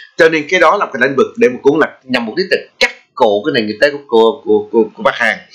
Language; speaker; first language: Vietnamese; native; Vietnamese